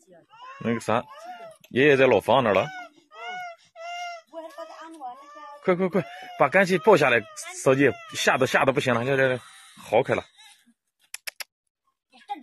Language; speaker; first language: Chinese; native; Chinese